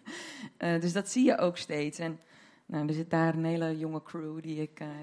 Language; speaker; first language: Dutch; native; Dutch